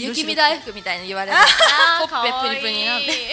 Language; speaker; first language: Japanese; native; Japanese